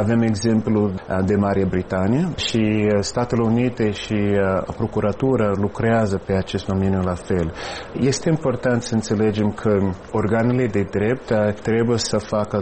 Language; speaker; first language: Romanian; non-native, fluent; English